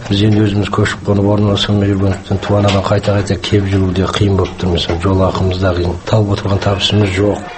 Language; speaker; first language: Kazakh; early bilingual, heritage; Kazakh